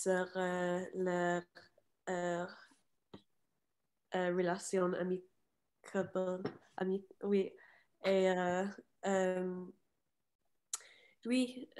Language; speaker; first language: French; non-native, learner; English